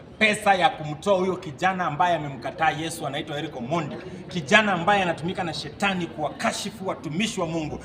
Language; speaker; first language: Swahili; native; Swahili